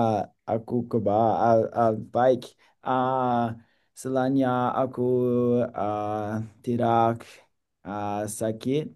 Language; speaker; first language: Indonesian; non-native, learner; English